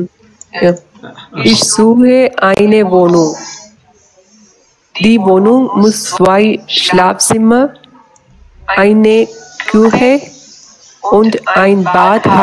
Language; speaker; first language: German; non-native, learner; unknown